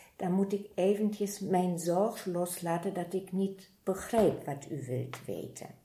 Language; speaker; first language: Dutch; non-native, fluent; German